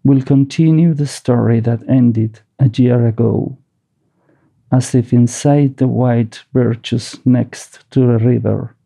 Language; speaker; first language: English; non-native, fluent; Basque